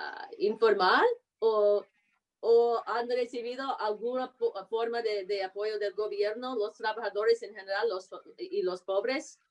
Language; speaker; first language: Spanish; non-native, fluent; English